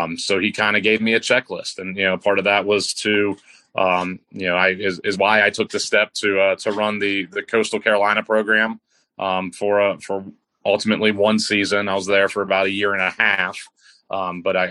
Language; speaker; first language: English; native; English